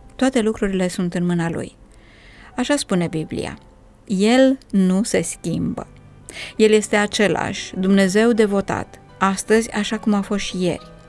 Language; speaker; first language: Romanian; native; Romanian